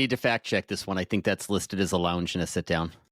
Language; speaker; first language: English; native; English